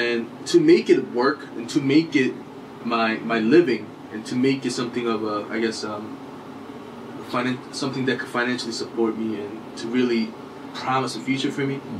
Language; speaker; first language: English; early bilingual, other home language; Korean